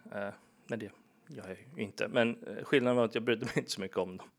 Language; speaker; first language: Swedish; early bilingual, other home language; English